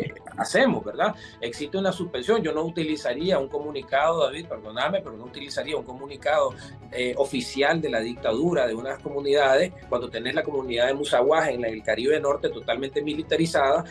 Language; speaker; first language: Spanish; native; Spanish